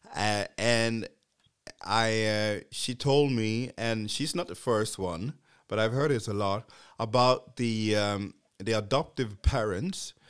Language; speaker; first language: English; non-native, fluent; Swedish